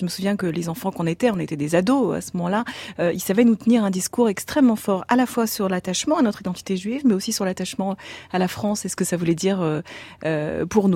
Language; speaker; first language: French; native; French